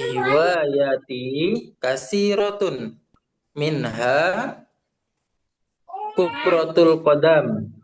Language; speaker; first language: Arabic; non-native, learner; Indonesian